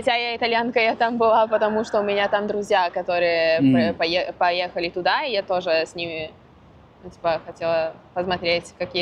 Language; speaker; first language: Russian; non-native, fluent; Italian